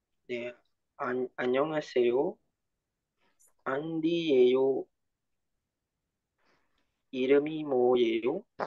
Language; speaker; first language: Korean; non-native, learner; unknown